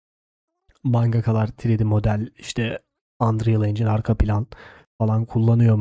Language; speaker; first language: Turkish; native; Turkish